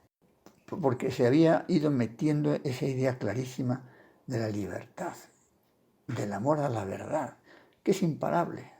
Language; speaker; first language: Spanish; native; Spanish